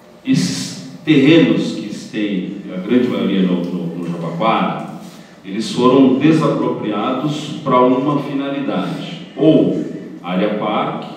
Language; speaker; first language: Portuguese; native; Portuguese